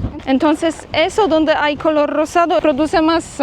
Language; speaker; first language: Spanish; non-native, fluent; Polish